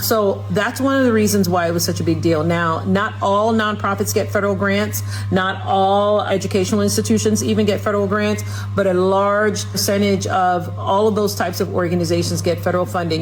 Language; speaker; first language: English; native; English